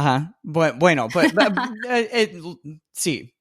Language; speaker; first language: Spanish; non-native, fluent; English